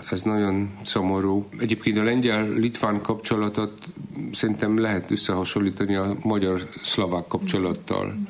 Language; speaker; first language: Hungarian; non-native, fluent; Polish